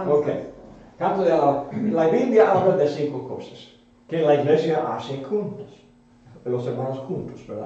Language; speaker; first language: Spanish; non-native, fluent; English